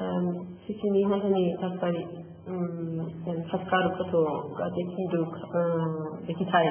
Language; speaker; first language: Japanese; non-native, learner; Persian